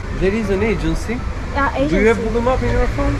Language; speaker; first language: English; non-native, fluent; Albanian